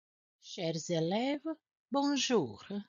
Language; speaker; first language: French; non-native, fluent; Croatian